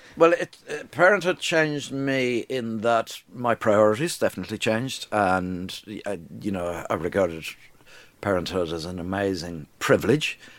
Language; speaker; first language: English; native; English